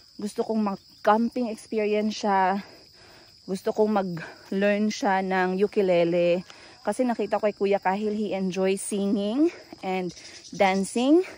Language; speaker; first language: Filipino; non-native, local second language; Cebuano